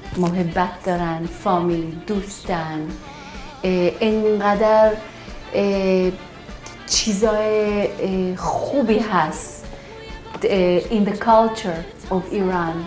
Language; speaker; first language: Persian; early bilingual, heritage; Persian